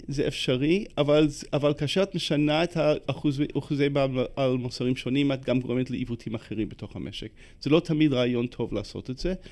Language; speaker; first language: Hebrew; non-native, fluent; English